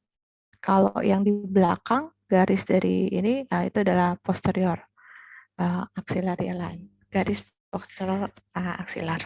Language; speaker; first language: Indonesian; native; Indonesian